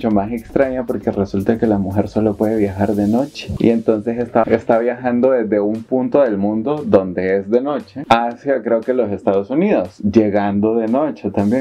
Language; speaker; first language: Spanish; native; Spanish